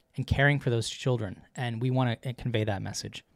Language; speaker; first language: English; native; English